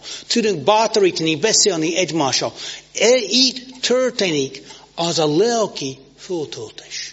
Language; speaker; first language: Hungarian; non-native, fluent; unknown